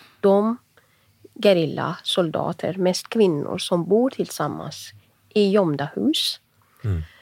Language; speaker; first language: Swedish; non-native, fluent; Persian